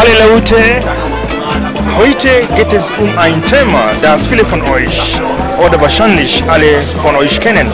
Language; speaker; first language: German; non-native, learner; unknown